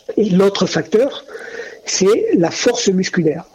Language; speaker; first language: French; native; French